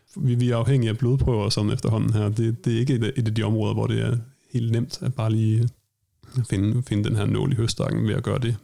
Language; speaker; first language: Danish; native; Danish